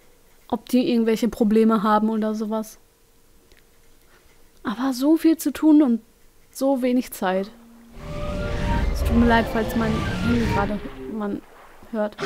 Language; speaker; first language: German; native; German